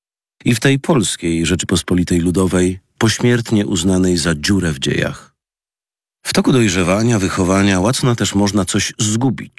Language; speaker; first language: Polish; native; Polish